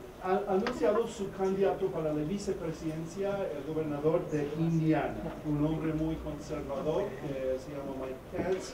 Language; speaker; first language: Spanish; non-native, fluent; English